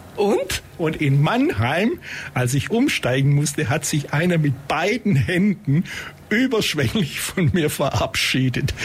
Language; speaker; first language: German; native; German